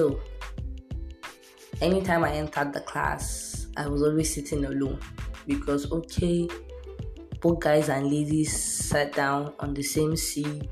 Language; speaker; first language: English; non-native, local second language; Yoruba